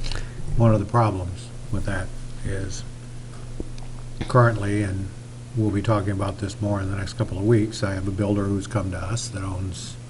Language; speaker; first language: English; native; English